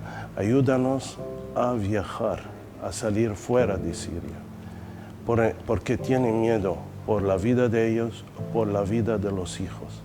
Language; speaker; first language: Spanish; non-native, fluent; Arabic